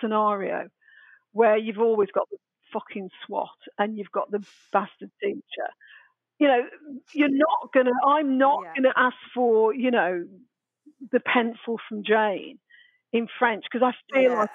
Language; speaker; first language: English; native; English